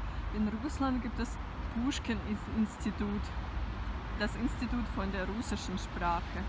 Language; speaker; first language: German; non-native, fluent; Russian